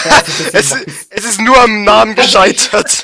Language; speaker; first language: German; native; German